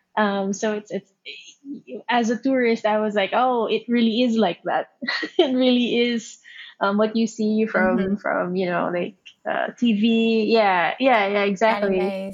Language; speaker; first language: English; non-native, local second language; Filipino